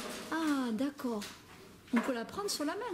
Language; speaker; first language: French; native; French